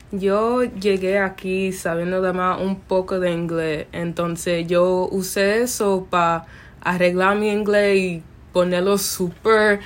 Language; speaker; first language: Spanish; early bilingual, other home language; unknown